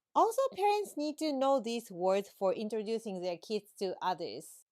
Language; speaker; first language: English; non-native, fluent; Japanese